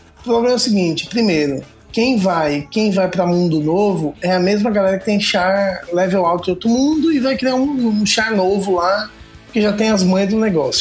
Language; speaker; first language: Portuguese; native; Portuguese